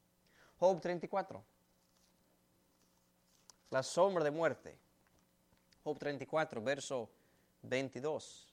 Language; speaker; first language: Spanish; native; Spanish